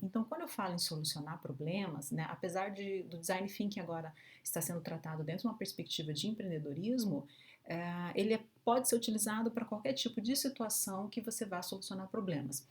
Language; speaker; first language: Portuguese; native; Portuguese